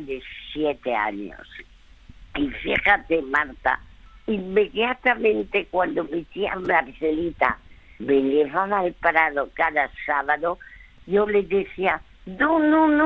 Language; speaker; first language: Spanish; early bilingual, other home language; French